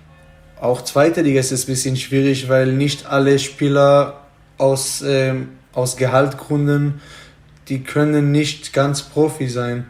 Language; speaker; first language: German; non-native, fluent; Hebrew